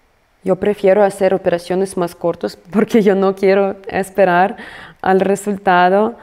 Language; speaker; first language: Spanish; non-native, fluent; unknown